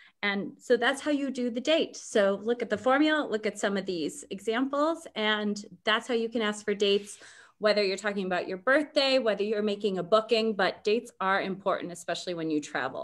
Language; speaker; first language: English; native; English